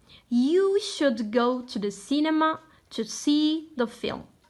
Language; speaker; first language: English; non-native, fluent; Turkish